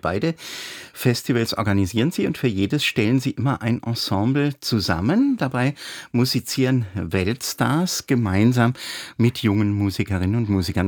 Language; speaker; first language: German; native; German